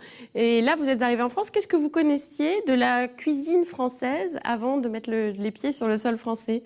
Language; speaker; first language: French; native; French